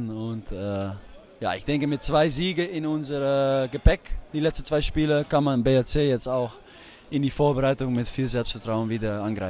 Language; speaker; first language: German; non-native, fluent; Dutch